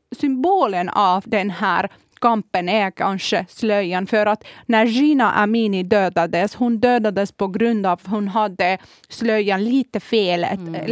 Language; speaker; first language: Swedish; non-native, fluent; Kurdish